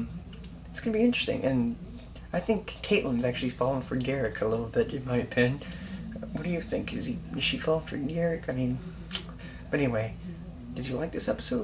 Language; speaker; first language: English; native; English